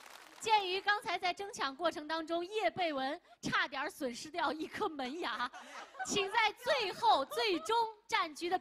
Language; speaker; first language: Chinese; native; Chinese